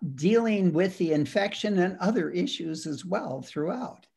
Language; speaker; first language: English; native; English